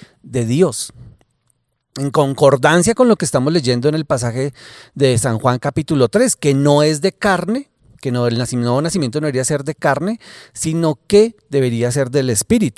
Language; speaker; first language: Spanish; native; Spanish